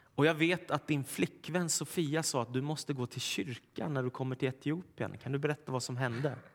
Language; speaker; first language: Swedish; native; Swedish